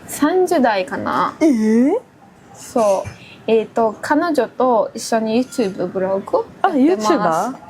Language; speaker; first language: Japanese; non-native, fluent; Mongolian